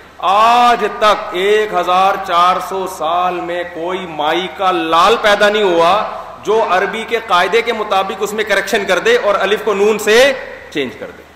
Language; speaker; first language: Urdu; native; Urdu